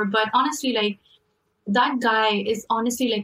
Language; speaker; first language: English; non-native, local second language; Urdu